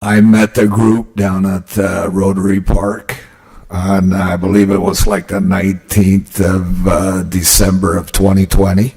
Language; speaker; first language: English; early bilingual, other home language; Spanish